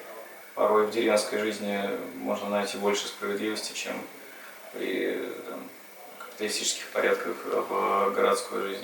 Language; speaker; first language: Russian; native; Russian